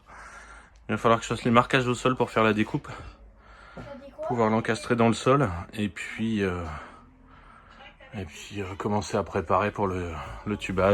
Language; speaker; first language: French; native; French